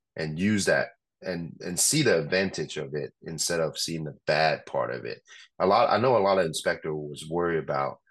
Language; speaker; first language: English; non-native, local second language; Cantonese